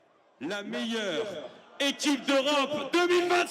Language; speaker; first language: French; native; French